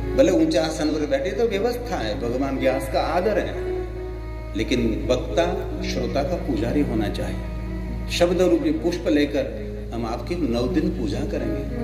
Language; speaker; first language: Hindi; non-native, local second language; Gujarati